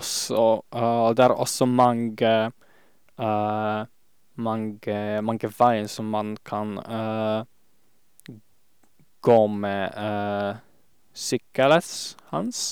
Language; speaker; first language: Norwegian; non-native, learner; Polish